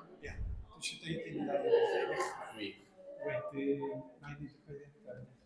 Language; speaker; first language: Welsh; native; Welsh